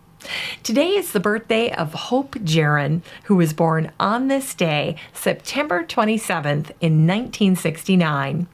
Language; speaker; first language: English; native; English